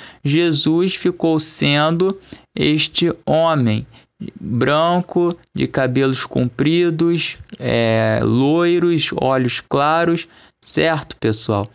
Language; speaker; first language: Portuguese; native; Portuguese